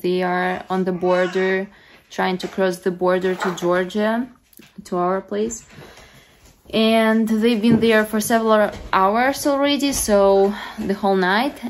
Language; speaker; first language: English; non-native, fluent; Russian